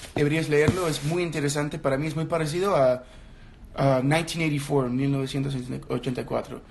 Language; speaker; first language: Spanish; non-native, learner; English